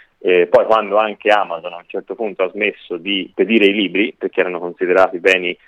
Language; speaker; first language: Italian; native; Italian